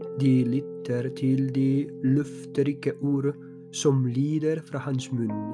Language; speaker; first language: Norwegian; non-native, fluent; Polish